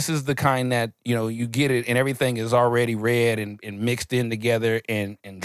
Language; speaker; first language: English; native; English